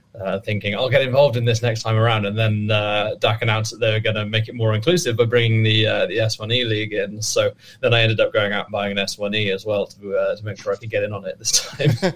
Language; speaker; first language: English; native; English